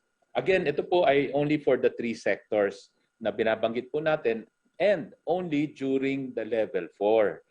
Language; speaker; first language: Filipino; native; Filipino